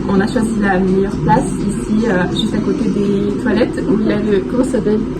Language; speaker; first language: French; early bilingual, heritage; French